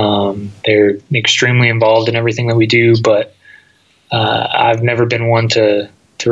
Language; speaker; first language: English; native; English